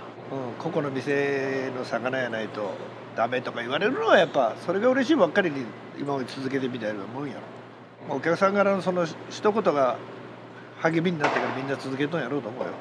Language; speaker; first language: Japanese; native; Japanese